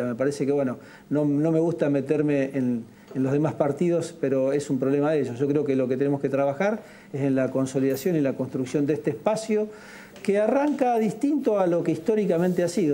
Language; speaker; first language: Spanish; native; Spanish